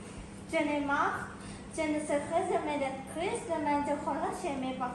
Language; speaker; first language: French; non-native, learner; Thai